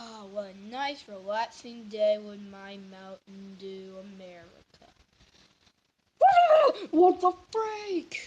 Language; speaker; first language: English; native; English